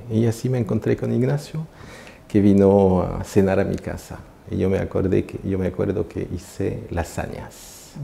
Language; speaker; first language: Spanish; non-native, fluent; French